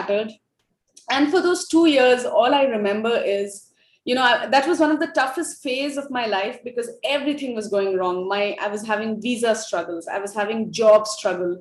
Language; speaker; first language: English; non-native, local second language; Hindi